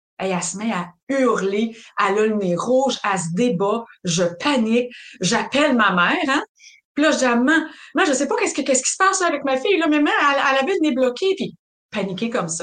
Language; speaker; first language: French; native; French